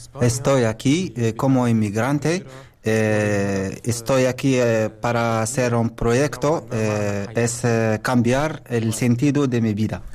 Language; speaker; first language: Spanish; non-native, learner; Arabic